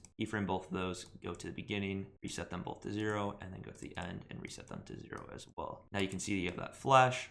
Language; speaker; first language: English; native; English